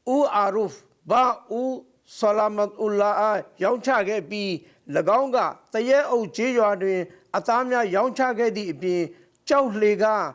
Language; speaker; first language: Burmese; non-native, local second language; Rohingya